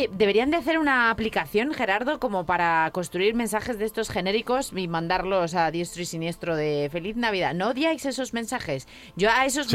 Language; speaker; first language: Spanish; native; Spanish